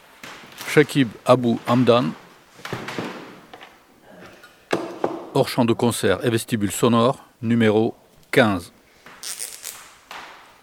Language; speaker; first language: French; native; French